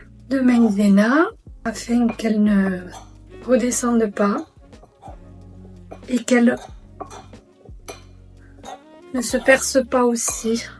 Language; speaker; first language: French; native; French